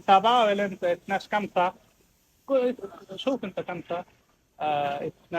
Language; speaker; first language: Arabic; non-native, learner; Bangla